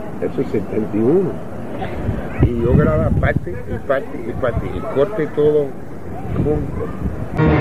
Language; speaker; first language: Spanish; non-native, learner; English